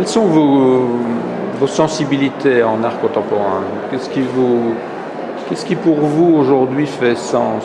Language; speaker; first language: French; native; French